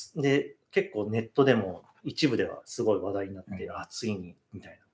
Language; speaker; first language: Japanese; native; Japanese